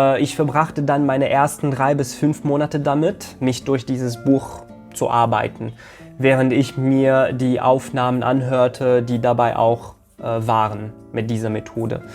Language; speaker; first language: German; non-native, fluent; Arabic